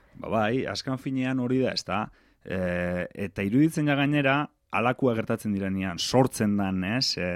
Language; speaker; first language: Basque; native; Basque